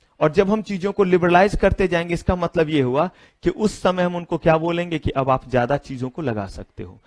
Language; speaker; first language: Hindi; native; Hindi